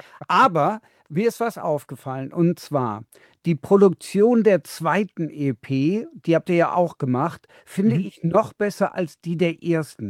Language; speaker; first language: German; native; German